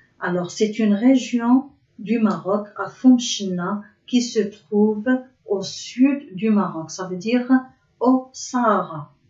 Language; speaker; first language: French; non-native, local second language; Arabic